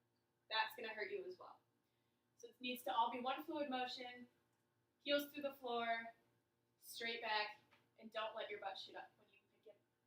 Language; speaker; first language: English; native; English